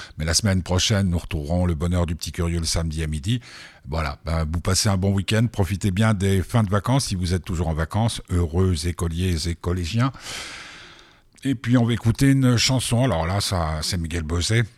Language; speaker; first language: French; native; French